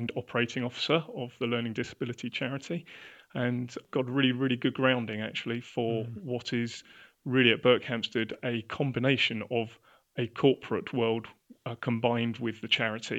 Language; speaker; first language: English; native; English